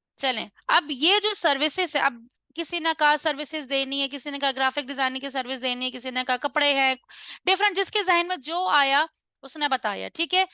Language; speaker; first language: Urdu; non-native, local second language; Punjabi